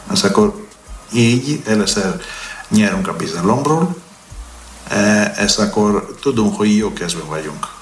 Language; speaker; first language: Hungarian; non-native, learner; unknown